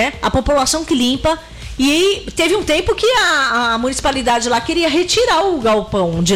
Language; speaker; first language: Portuguese; native; Portuguese